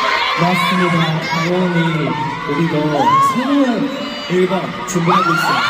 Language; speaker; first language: Korean; non-native, fluent; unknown